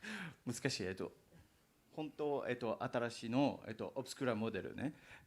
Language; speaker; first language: Japanese; non-native, learner; English